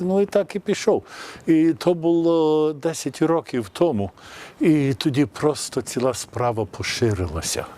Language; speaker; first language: Ukrainian; early bilingual, heritage; Ukrainian